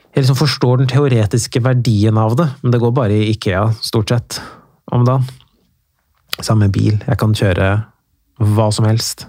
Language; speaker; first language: Norwegian; early bilingual, other home language; Persian